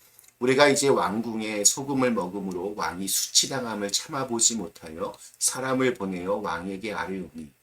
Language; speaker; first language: Korean; native; Korean